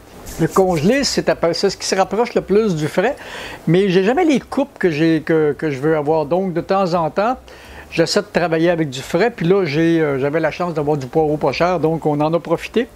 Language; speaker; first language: French; native; French